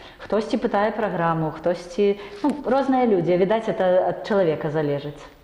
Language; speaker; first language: Belarusian; non-native, local second language; Russian